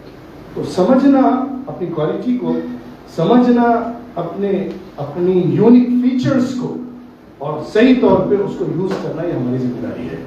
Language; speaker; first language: Urdu; native; Urdu